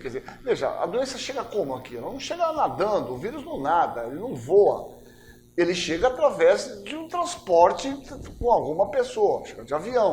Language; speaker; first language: Portuguese; native; Portuguese